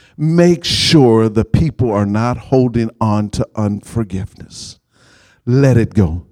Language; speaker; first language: English; native; English